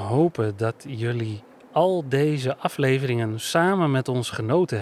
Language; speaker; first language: Dutch; native; Dutch